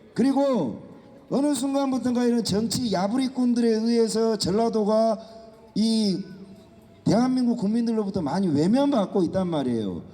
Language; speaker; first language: Korean; native; Korean